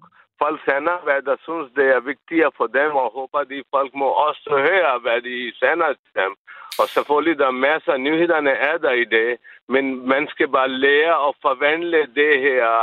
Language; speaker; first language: Danish; non-native, learner; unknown